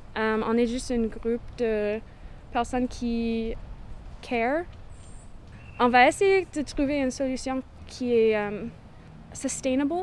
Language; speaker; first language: French; non-native, local second language; English